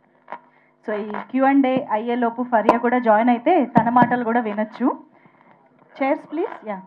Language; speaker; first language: Telugu; native; Telugu